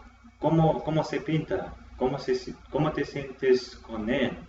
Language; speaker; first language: Spanish; non-native, fluent; Korean